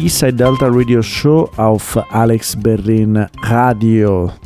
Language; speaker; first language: German; non-native, learner; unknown